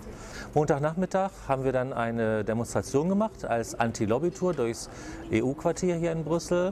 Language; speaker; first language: German; native; German